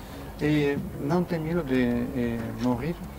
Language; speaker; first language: Portuguese; non-native, fluent; Spanish